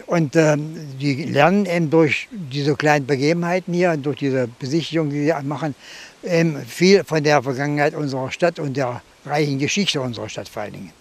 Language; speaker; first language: German; native; German